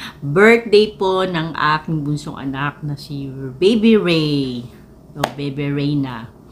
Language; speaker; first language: Filipino; native; Filipino